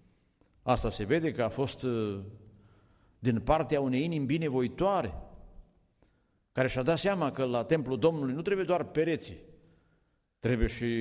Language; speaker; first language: Romanian; native; Romanian